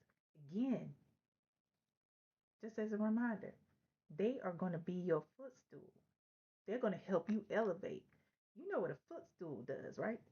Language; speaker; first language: English; native; English